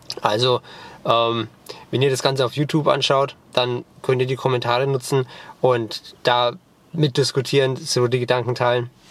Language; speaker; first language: German; native; German